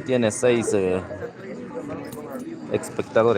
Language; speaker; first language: Spanish; native; Spanish